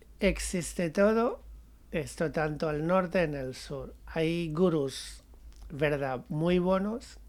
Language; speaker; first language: Spanish; non-native, fluent; Tamil